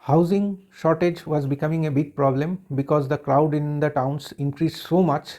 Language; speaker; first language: English; non-native, local second language; Bangla